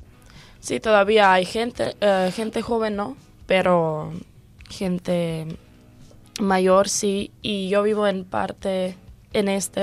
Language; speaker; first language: Spanish; non-native, learner; Croatian